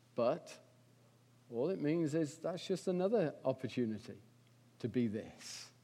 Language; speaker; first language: English; native; English